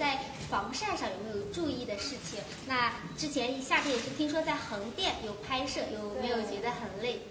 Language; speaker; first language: Chinese; native; Chinese